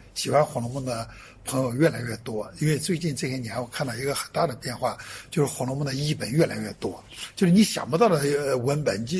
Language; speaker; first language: Chinese; native; Chinese